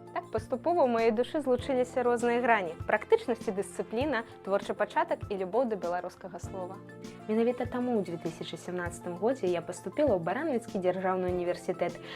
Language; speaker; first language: Belarusian; native; Belarusian